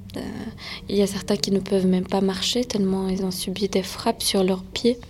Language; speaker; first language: French; early bilingual, other home language; Arabic